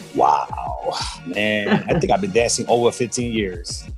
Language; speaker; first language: English; native; English